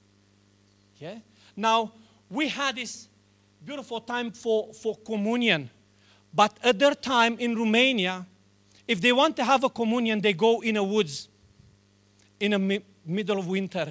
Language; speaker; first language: English; non-native, learner; Romanian